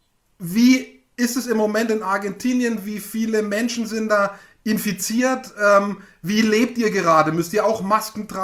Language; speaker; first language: German; native; German